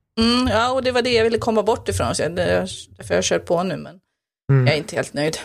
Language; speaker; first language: Swedish; native; Swedish